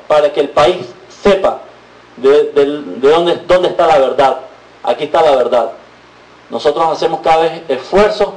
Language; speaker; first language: Spanish; native; Spanish